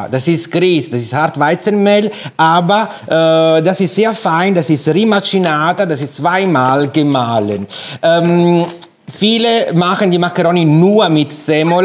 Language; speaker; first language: German; non-native, fluent; Italian